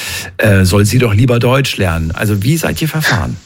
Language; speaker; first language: German; native; German